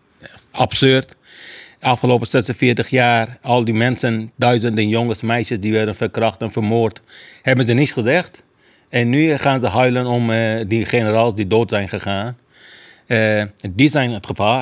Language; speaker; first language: Dutch; non-native, fluent; Persian